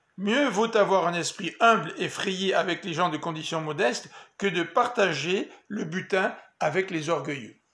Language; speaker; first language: French; native; French